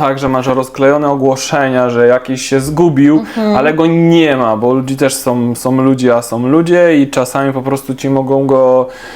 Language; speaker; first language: Polish; non-native, fluent; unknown